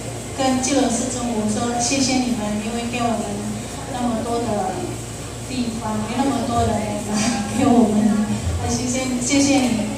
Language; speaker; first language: Chinese; non-native, learner; Indonesian